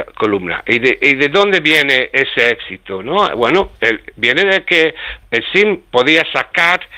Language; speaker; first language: Spanish; early bilingual, heritage; Spanish